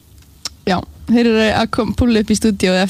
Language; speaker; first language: Icelandic; native; Icelandic